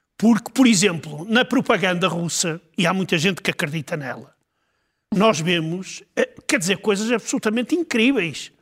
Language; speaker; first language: Portuguese; native; Portuguese